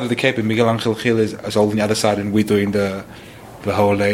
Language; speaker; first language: English; non-native, local second language; Afrikaans